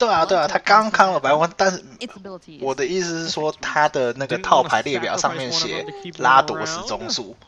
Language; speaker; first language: Chinese; native; Chinese